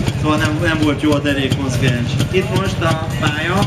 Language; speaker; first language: Hungarian; native; Hungarian